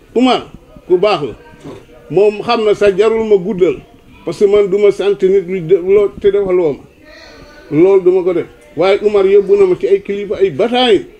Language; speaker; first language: Wolof; non-native, local second language; Fula